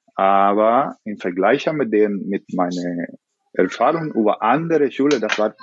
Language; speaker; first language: German; non-native, fluent; Spanish